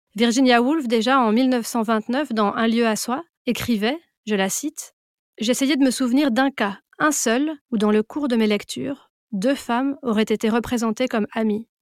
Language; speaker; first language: French; native; French